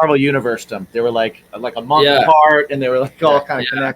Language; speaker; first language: English; native; English